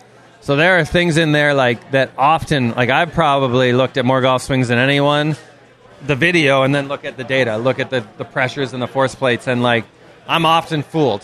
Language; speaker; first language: English; native; English